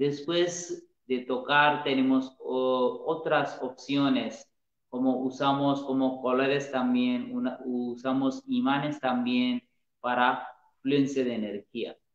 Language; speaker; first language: Spanish; non-native, learner; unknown